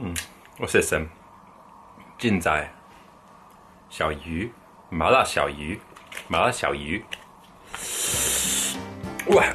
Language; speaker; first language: Chinese; non-native, fluent; English